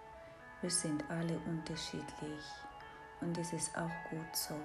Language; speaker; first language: German; non-native, fluent; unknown